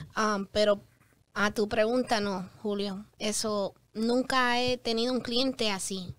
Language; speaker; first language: Spanish; early bilingual, heritage; Spanish